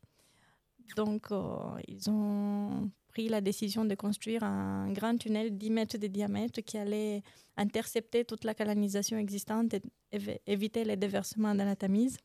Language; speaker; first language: French; non-native, fluent; Romanian